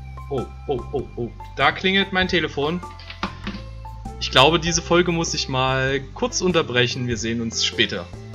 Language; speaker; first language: German; native; German